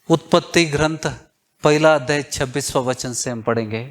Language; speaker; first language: Hindi; non-native, local second language; Kannada